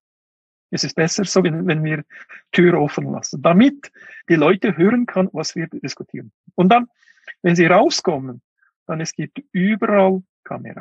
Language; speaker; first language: German; non-native, fluent; Uyghur